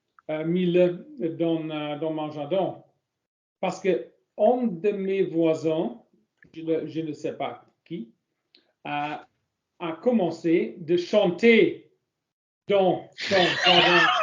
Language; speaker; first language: French; non-native, learner; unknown